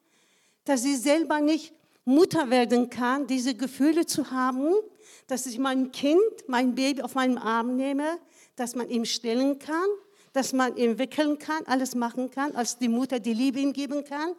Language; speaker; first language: German; non-native, fluent; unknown